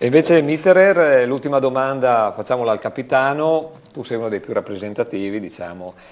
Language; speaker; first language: Italian; native; Italian